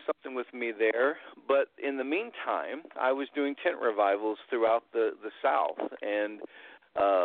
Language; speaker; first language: English; native; English